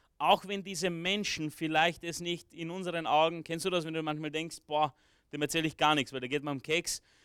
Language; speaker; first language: German; early bilingual, other home language; Romanian